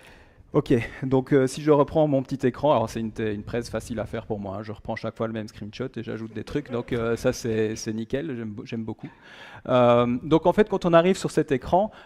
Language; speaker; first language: French; native; French